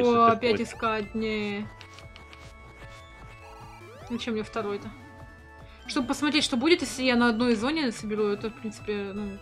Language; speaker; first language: Russian; native; Russian